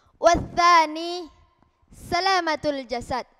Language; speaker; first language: Arabic; non-native, learner; Indonesian